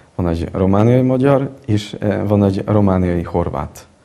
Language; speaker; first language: Hungarian; non-native, fluent; Polish